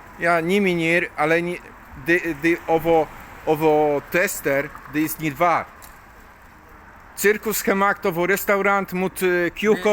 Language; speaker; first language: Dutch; non-native, learner; Polish